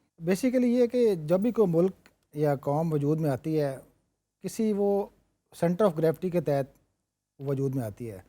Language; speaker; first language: Urdu; non-native, local second language; Punjabi